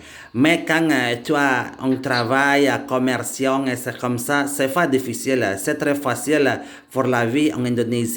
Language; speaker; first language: French; non-native, learner; Indonesian